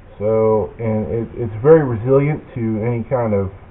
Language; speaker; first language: English; native; English